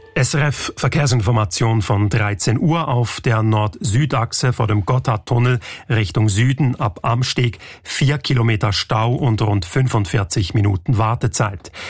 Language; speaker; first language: German; native; German